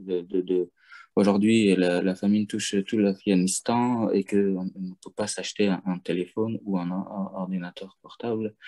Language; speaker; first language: French; non-native, fluent; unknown